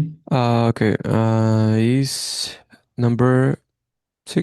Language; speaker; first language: English; non-native, learner; Spanish